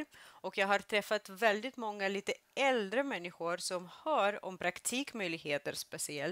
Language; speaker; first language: Swedish; non-native, fluent; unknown